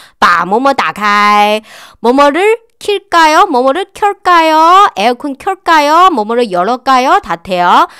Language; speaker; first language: Korean; non-native, fluent; Chinese